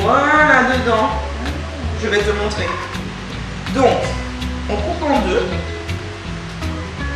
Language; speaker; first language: French; native; French